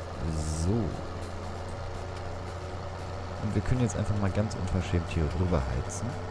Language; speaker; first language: German; native; German